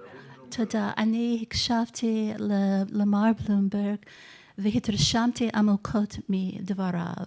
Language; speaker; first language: Hebrew; non-native, fluent; English